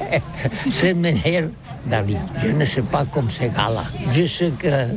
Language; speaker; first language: French; non-native, learner; Catalan